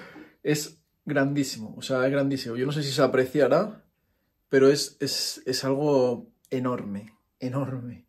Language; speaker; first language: Spanish; native; Spanish